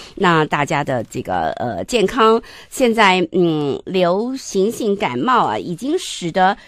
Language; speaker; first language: Chinese; native; Chinese